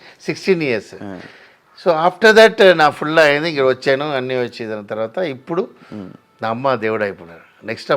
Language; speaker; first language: Telugu; non-native, local second language; Tamil